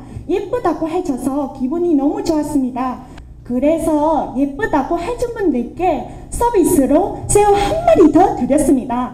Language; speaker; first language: Korean; non-native, fluent; Vietnamese